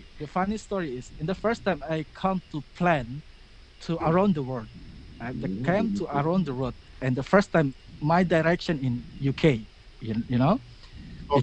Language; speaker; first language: English; non-native, learner; Indonesian